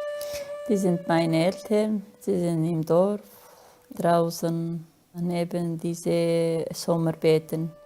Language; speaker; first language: German; non-native, learner; Aramaic